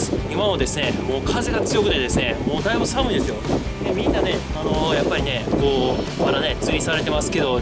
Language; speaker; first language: Japanese; native; Japanese